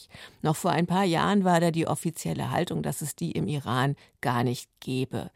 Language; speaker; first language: German; native; German